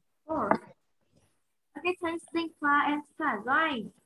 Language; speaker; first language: English; non-native, learner; Vietnamese